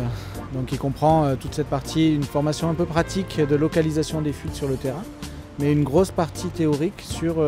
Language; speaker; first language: French; native; French